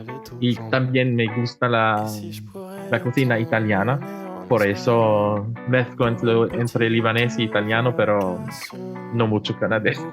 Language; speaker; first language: Spanish; non-native, fluent; Arabic